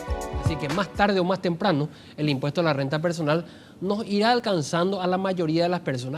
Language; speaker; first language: Spanish; native; Spanish